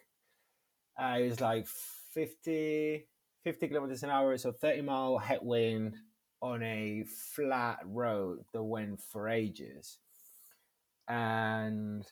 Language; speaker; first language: English; non-native, fluent; Spanish